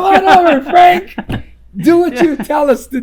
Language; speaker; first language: English; native; English